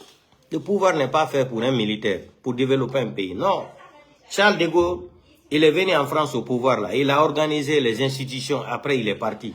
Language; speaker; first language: French; non-native, local second language; Fula